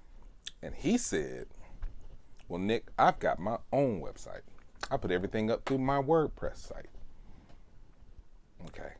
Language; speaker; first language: English; native; English